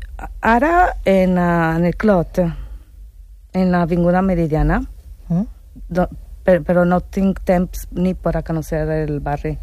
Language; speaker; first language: Catalan; non-native, learner; Italian